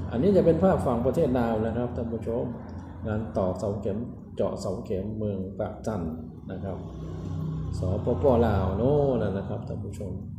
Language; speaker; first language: Thai; non-native, local second language; Northeastern Thai